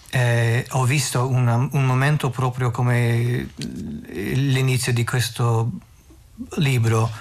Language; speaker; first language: Italian; non-native, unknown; English